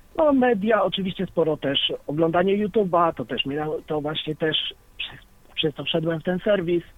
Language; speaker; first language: Polish; native; Polish